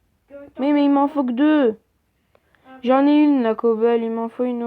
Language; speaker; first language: French; native; French